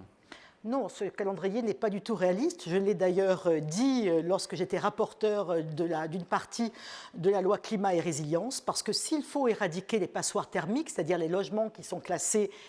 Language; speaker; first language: French; native; French